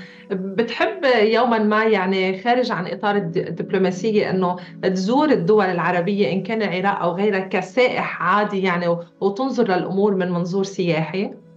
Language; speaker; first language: Arabic; native; Arabic